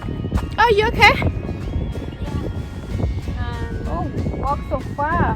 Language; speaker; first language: English; non-native, learner; Thai